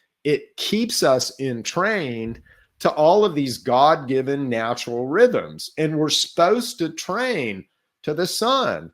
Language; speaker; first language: English; native; English